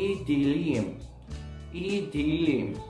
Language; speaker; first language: Turkish; non-native, learner; Persian